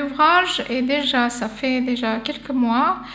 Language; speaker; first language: French; non-native, fluent; Armenian